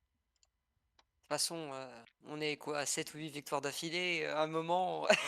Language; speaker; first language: French; native; French